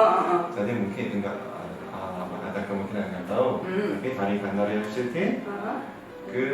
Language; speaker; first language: Indonesian; non-native, learner; Korean